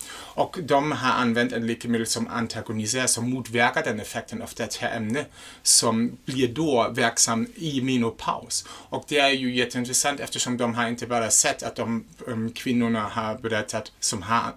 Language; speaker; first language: Swedish; non-native, fluent; German